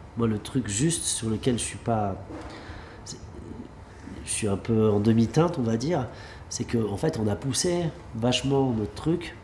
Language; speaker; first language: French; native; French